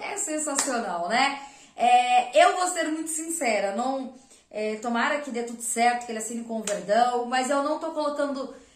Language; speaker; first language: Portuguese; native; Portuguese